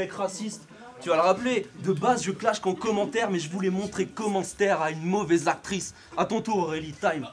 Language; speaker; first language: French; native; French